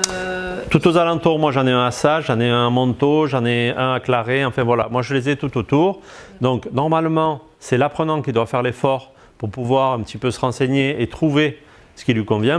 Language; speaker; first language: French; native; French